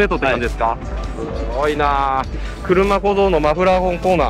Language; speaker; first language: Japanese; native; Japanese